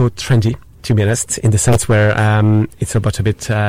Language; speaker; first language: English; non-native, fluent; French